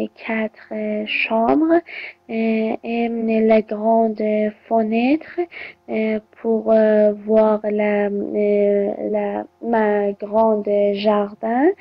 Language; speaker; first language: French; non-native, learner; Persian